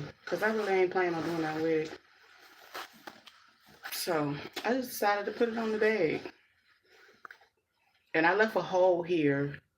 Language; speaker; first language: English; native; English